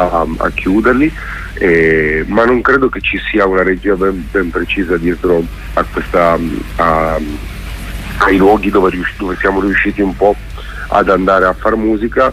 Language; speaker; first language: Italian; native; Italian